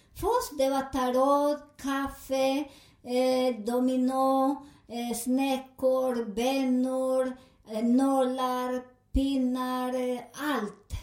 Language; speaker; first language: Swedish; non-native, learner; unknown